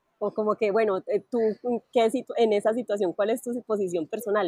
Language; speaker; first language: Spanish; native; Spanish